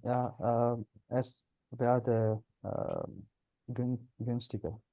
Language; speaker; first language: German; non-native, learner; Punjabi